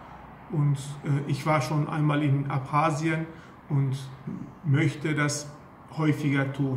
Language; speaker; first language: German; early bilingual, other home language; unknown